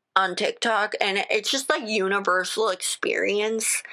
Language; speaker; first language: English; native; English